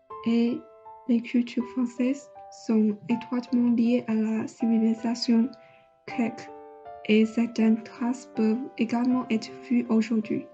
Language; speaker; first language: French; non-native, learner; Chinese